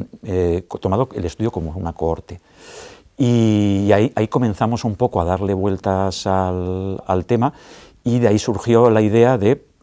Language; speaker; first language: Spanish; native; Spanish